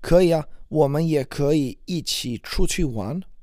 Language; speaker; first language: Chinese; non-native, learner; English